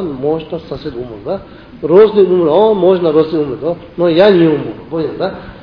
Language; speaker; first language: Russian; non-native, learner; Tibetan